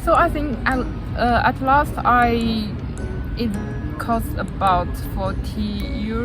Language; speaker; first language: English; non-native, fluent; Chinese